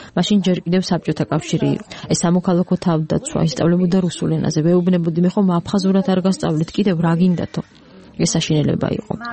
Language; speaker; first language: Georgian; non-native, local second language; Abkhazian